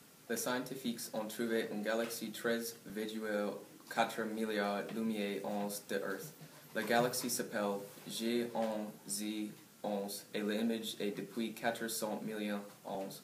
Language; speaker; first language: French; non-native, learner; English